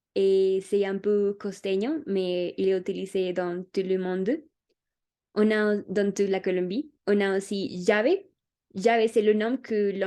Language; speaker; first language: French; non-native, learner; Spanish